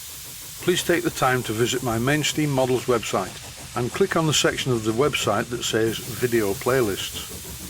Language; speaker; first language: English; native; English